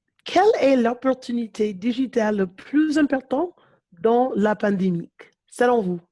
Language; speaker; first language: French; non-native, learner; English